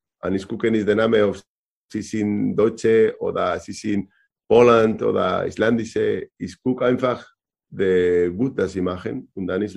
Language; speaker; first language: German; non-native, learner; Spanish